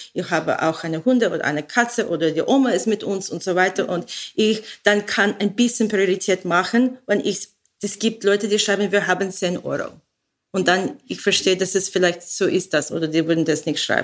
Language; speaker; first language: German; non-native, learner; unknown